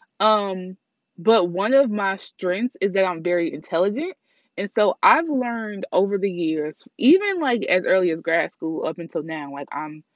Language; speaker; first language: English; native; English